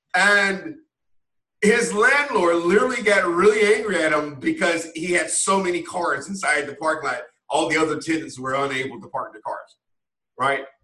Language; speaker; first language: English; native; English